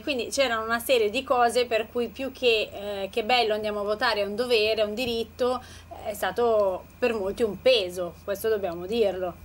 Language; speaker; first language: Italian; native; Italian